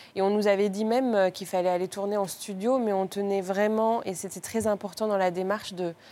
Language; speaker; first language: French; non-native, local second language; Arabic